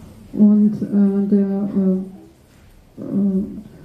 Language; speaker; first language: German; non-native, fluent; Russian